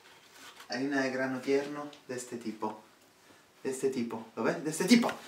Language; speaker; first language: Spanish; non-native, fluent; Italian